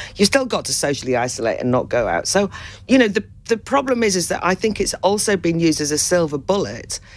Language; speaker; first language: English; native; English